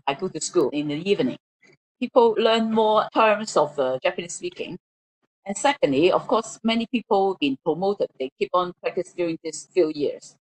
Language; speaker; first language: English; non-native, local second language; Cantonese